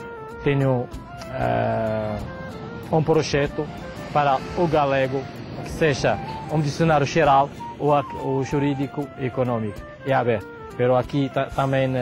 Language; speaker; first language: Portuguese; non-native, fluent; Arabic